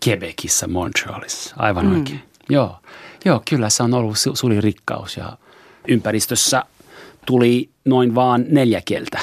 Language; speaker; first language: Finnish; non-native, fluent; French